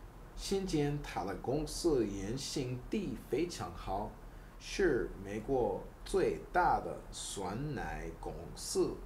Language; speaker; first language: Chinese; non-native, learner; English